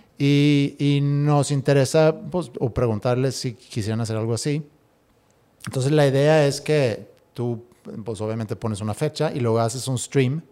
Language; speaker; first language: Spanish; non-native, fluent; Swedish